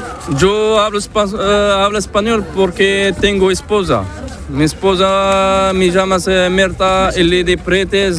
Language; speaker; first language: Spanish; non-native, learner; Arabic